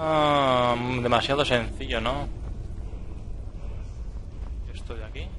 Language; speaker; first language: Spanish; native; Spanish